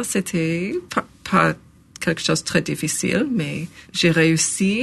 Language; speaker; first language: French; non-native, local second language; English